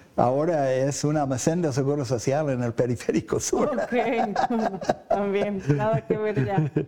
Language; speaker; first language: Spanish; non-native, fluent; English